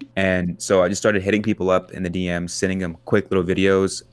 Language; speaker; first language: English; native; English